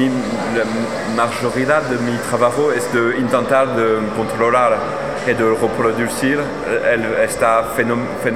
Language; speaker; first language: Spanish; non-native, learner; French